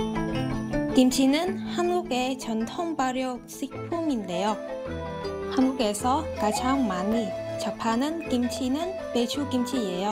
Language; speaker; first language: Korean; non-native, fluent; Vietnamese